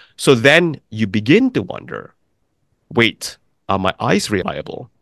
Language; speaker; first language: English; non-native, local second language; Chinese